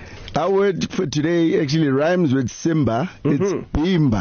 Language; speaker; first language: English; non-native, local second language; Zulu